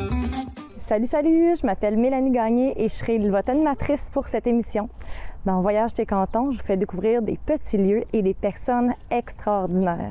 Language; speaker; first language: French; native; French